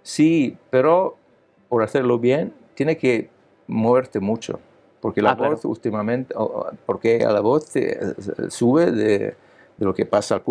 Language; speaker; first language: Spanish; non-native, learner; Italian